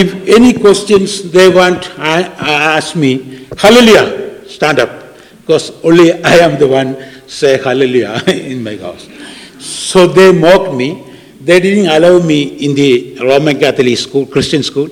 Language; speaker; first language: English; non-native, local second language; Malayalam